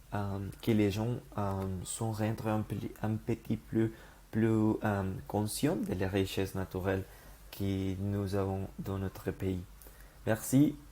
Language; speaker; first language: French; non-native, learner; Spanish